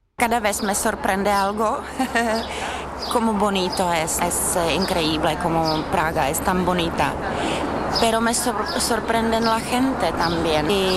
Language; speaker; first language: Spanish; non-native, fluent; Czech